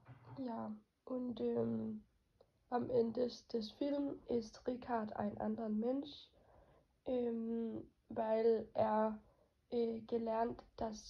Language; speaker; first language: German; non-native, learner; Norwegian